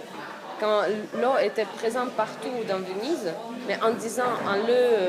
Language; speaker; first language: French; non-native, fluent; Russian